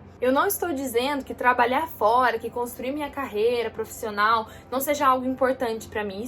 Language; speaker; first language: Portuguese; native; Portuguese